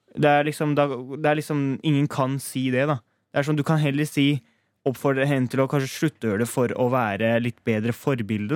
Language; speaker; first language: Norwegian; early bilingual, other home language; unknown